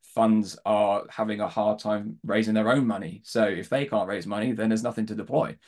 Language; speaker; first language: English; native; English